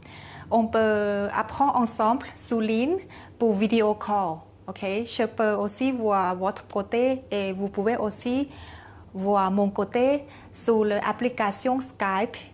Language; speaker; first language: French; non-native, learner; Thai